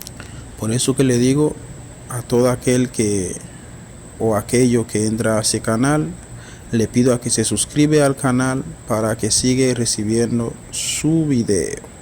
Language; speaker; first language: Spanish; non-native, fluent; Haitian Creole